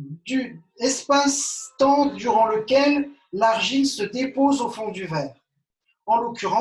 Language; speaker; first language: French; native; French